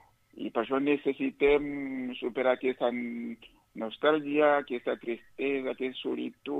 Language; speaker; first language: Catalan; non-native, fluent; Rundi